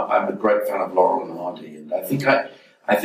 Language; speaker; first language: English; native; English